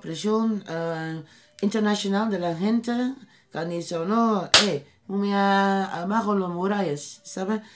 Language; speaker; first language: Spanish; non-native, learner; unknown